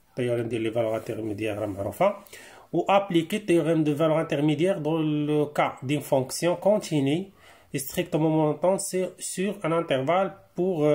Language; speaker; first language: French; non-native, local second language; Arabic